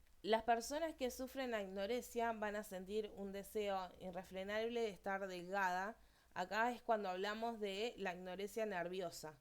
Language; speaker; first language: Spanish; native; Spanish